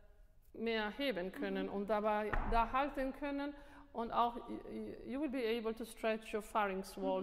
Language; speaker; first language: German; non-native, fluent; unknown